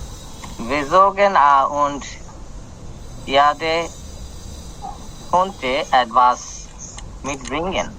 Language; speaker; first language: German; non-native, learner; Bangla